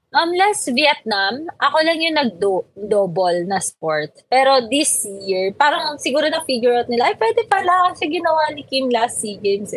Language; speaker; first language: Filipino; native; Filipino